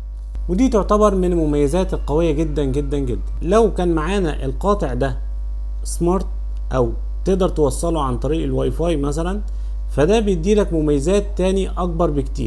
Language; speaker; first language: Arabic; native; Arabic